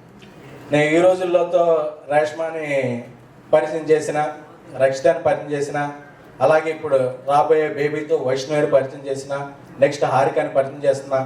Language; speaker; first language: Telugu; native; Telugu